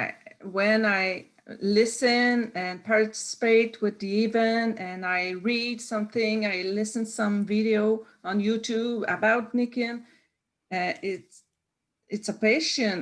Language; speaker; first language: English; non-native, learner; French